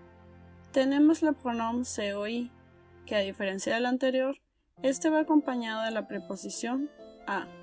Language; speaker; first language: Spanish; native; Spanish